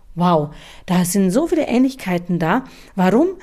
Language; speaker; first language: German; native; German